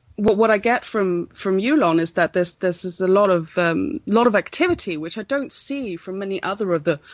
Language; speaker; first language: English; non-native, fluent; Swedish